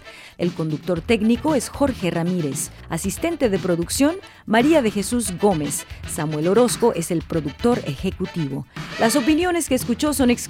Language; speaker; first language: Spanish; native; Spanish